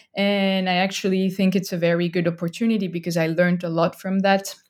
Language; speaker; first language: English; non-native, fluent; French